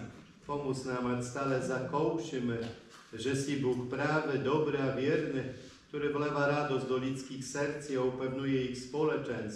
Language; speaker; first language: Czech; non-native, fluent; Polish